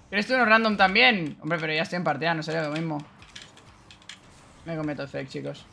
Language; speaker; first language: Spanish; native; Spanish